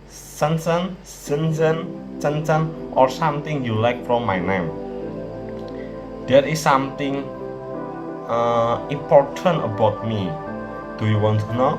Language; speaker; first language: English; non-native, learner; Indonesian